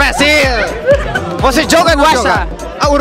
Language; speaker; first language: Portuguese; non-native, learner; Spanish